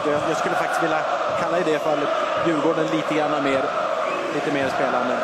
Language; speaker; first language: Swedish; native; Swedish